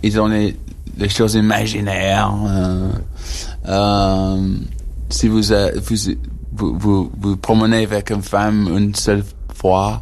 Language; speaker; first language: French; non-native, learner; English